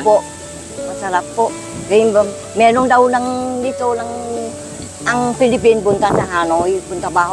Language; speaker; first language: Filipino; non-native, learner; Vietnamese